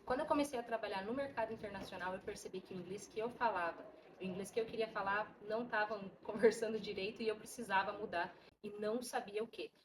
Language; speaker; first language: Portuguese; native; Portuguese